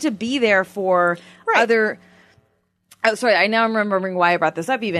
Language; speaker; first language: English; non-native, fluent; Armenian